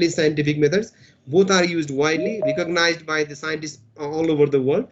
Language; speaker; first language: English; non-native, local second language; Nepali